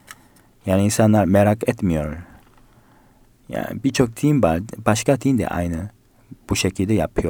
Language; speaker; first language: Turkish; non-native, learner; Korean